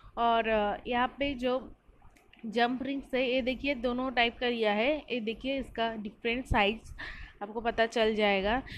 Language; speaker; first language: Hindi; non-native, local second language; Bangla